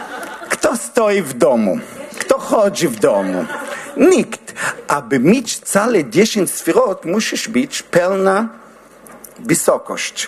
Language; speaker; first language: Polish; non-native, learner; Hebrew